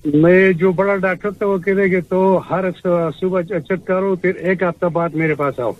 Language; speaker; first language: Urdu; non-native, local second language; Punjabi